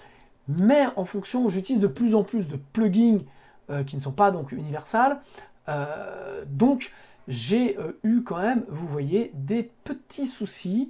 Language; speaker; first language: French; native; French